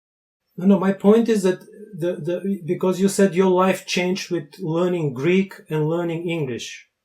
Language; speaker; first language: English; non-native, fluent; Bulgarian